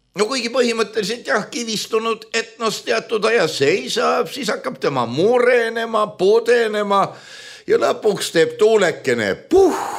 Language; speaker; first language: Estonian; native; Estonian